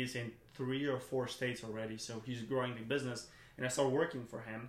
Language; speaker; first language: English; non-native, fluent; German